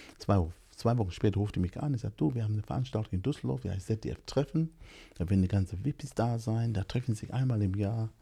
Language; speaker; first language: German; non-native, fluent; English